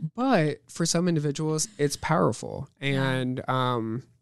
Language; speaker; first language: English; native; English